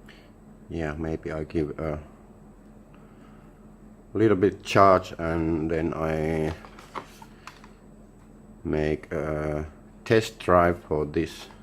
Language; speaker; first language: English; non-native, learner; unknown